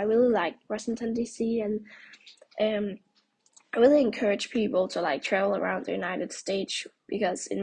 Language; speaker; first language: English; non-native, fluent; Danish